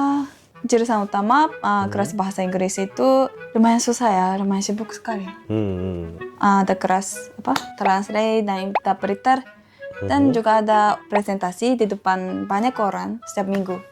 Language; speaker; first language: Indonesian; non-native, fluent; Japanese